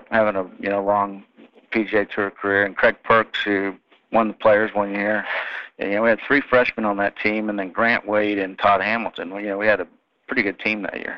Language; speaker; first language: English; native; English